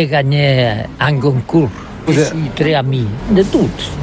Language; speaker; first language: French; non-native, learner; Catalan